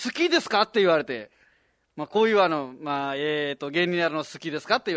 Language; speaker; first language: Japanese; non-native, fluent; Nepali